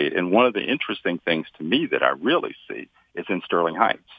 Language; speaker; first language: English; native; English